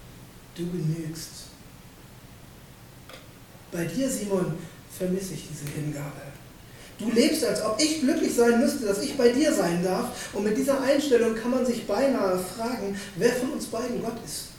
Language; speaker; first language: German; native; German